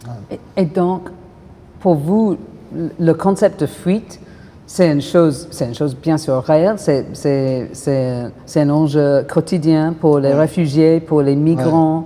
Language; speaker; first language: French; non-native, fluent; English